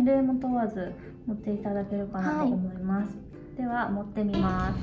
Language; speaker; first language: Japanese; native; Japanese